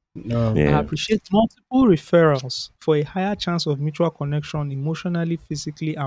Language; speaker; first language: English; non-native, local second language; Yoruba